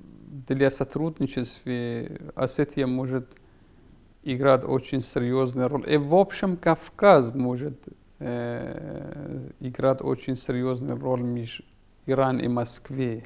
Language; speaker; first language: Russian; non-native, fluent; Persian